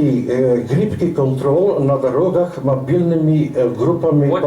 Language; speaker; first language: Russian; non-native, learner; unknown